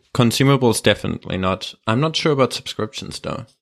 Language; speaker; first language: English; non-native, fluent; German